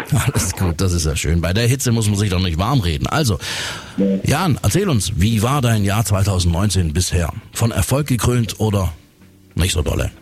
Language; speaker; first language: German; native; German